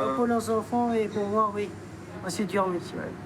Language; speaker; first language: French; non-native, learner; Persian